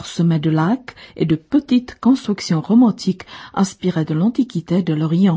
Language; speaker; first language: French; non-native, fluent; Czech